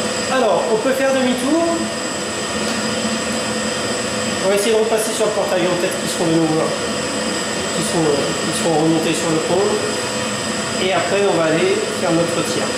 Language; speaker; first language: French; native; French